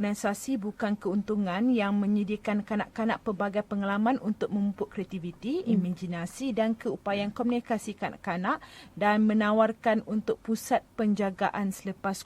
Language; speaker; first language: Malay; native; Malay